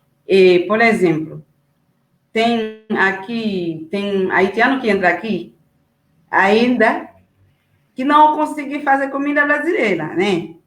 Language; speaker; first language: Portuguese; non-native, learner; Haitian Creole